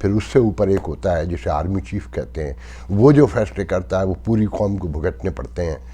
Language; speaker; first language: Urdu; native; Urdu